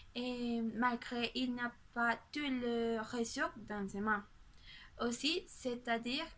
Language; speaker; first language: French; non-native, learner; Spanish